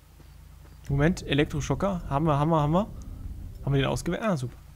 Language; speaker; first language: German; native; German